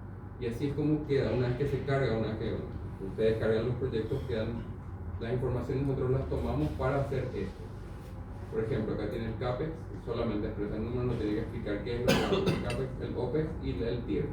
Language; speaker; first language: Spanish; native; Spanish